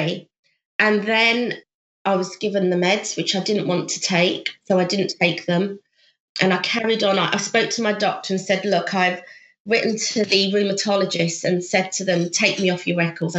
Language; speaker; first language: English; native; English